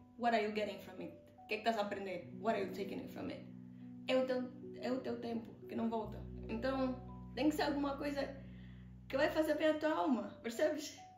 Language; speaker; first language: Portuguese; native; Portuguese